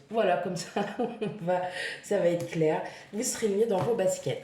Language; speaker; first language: French; native; French